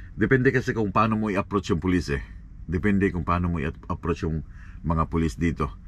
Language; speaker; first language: Filipino; non-native, local second language; Cebuano